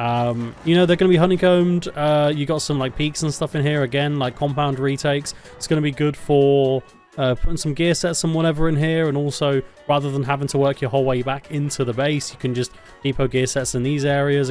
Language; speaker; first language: English; native; English